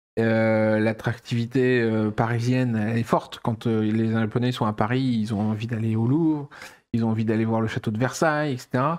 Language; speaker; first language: French; native; French